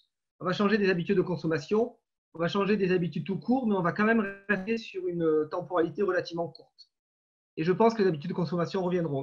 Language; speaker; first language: French; native; French